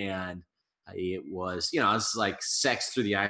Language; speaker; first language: English; native; English